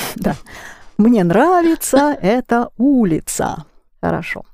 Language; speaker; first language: Russian; native; Russian